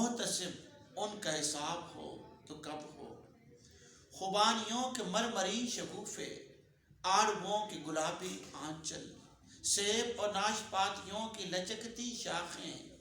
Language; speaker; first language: Urdu; native; Urdu